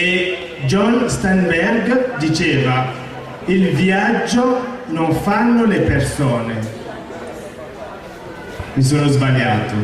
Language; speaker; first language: Italian; non-native, fluent; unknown